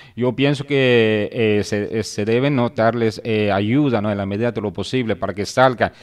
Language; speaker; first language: Spanish; non-native, fluent; Chinese